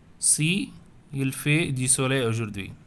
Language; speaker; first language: French; non-native, fluent; Tamil